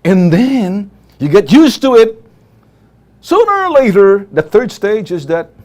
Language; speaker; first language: English; non-native, local second language; Filipino